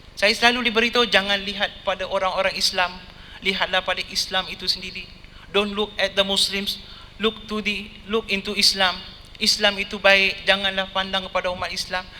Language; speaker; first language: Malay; non-native, local second language; Tamil